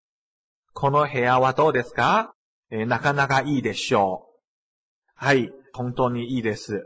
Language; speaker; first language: Japanese; non-native, fluent; Chinese